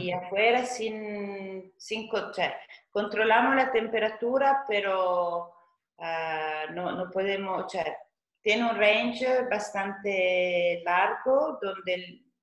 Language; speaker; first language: Spanish; non-native, fluent; Italian